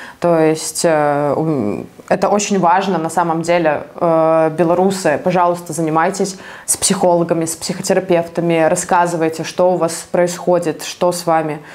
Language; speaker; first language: Russian; native; Russian